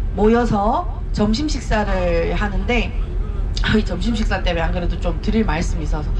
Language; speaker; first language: Korean; early bilingual, heritage; Korean